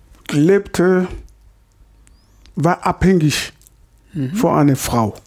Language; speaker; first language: German; non-native, learner; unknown